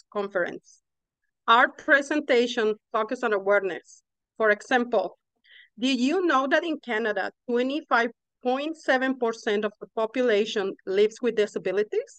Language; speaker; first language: English; non-native, fluent; Spanish